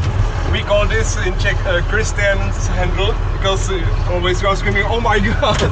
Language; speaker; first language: English; non-native, fluent; Czech